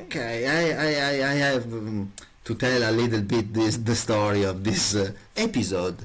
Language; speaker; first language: English; non-native, learner; Italian